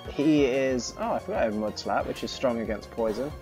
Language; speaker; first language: English; native; English